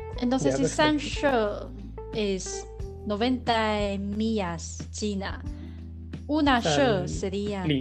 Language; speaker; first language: Spanish; non-native, learner; Chinese